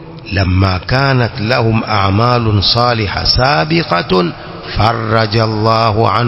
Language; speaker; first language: Arabic; non-native, fluent; Swahili